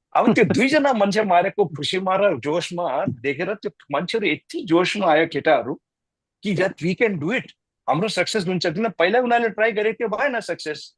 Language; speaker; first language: Nepali; native; Nepali